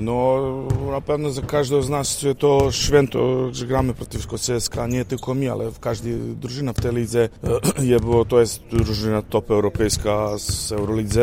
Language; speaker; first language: Polish; non-native, learner; Serbian